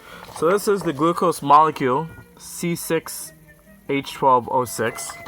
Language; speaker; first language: English; native; English